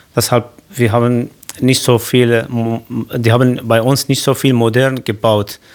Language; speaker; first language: German; non-native, learner; Kurdish